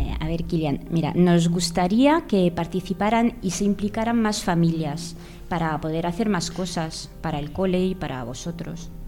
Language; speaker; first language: Spanish; non-native, fluent; French